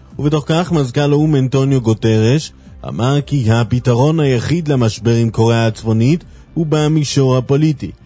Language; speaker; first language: Hebrew; native; Hebrew